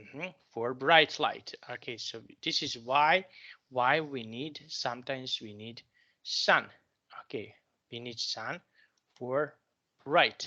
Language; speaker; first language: English; non-native, fluent; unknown